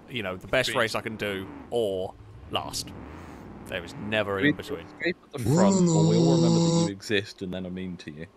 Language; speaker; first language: English; native; English